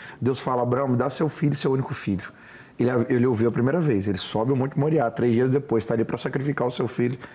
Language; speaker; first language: Portuguese; native; Portuguese